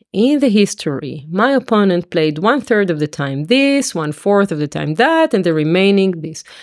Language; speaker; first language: English; non-native, fluent; Hebrew